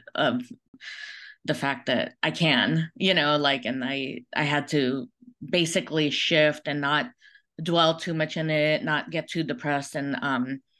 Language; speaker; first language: English; early bilingual, other home language; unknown